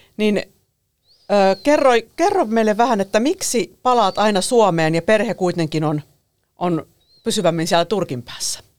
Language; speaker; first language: Finnish; native; Finnish